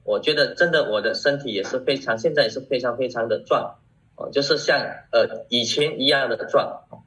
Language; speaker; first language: Chinese; early bilingual, heritage; Chinese